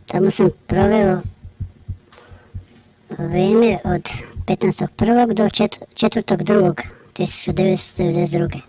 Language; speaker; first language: Croatian; native; Croatian